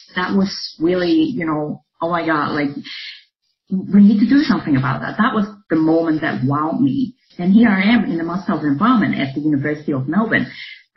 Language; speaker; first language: English; non-native, local second language; Cantonese